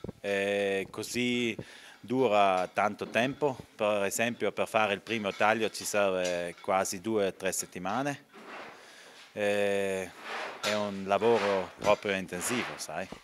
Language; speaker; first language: Italian; non-native, local second language; German